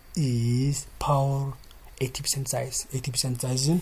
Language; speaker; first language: English; non-native, local second language; Amharic